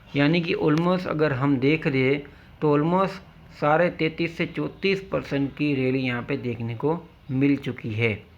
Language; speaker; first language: Hindi; non-native, local second language; Gujarati